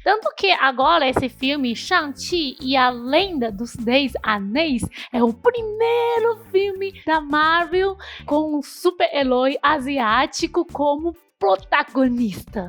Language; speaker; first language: Portuguese; non-native, fluent; Chinese